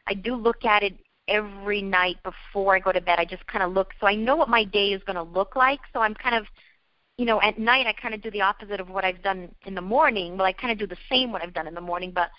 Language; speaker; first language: English; native; English